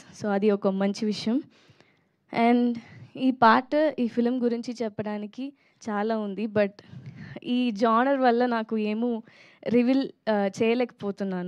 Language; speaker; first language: Telugu; non-native, local second language; Tamil